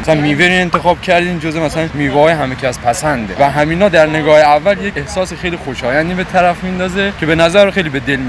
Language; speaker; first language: Persian; native; Persian